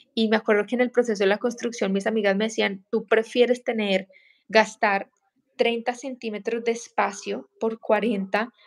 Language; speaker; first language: Spanish; native; Spanish